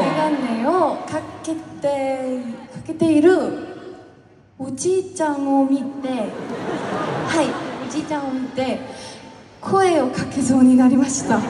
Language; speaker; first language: Japanese; non-native, fluent; Korean